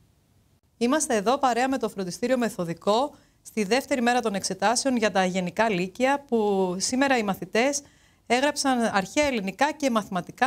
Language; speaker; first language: Greek; native; Greek